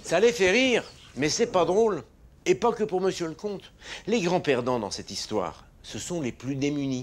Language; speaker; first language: French; native; French